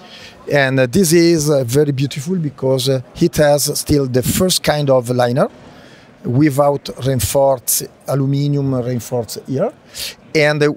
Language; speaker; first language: English; non-native, learner; Italian